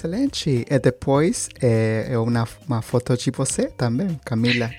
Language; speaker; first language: Portuguese; non-native, learner; Spanish